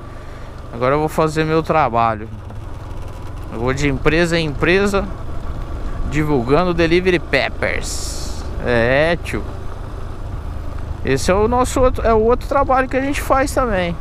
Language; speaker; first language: Portuguese; native; Portuguese